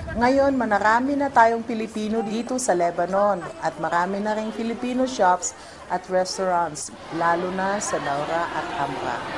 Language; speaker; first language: Filipino; native; Filipino